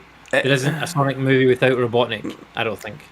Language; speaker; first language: English; native; English